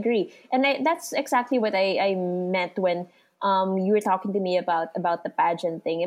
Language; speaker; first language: English; non-native, local second language; Filipino